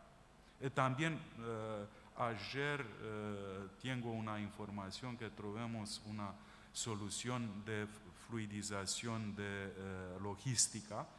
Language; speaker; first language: Spanish; non-native, fluent; Romanian